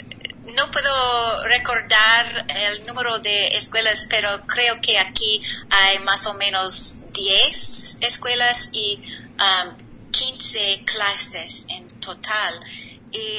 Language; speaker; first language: Spanish; non-native, learner; English